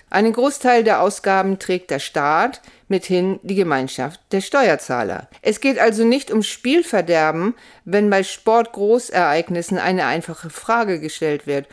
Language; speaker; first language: German; native; German